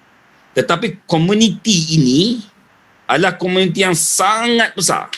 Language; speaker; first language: Malay; native; Malay